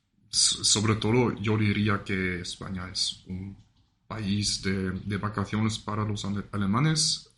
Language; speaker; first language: Spanish; non-native, fluent; German